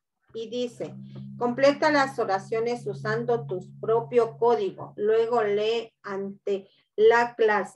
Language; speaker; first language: Spanish; native; Spanish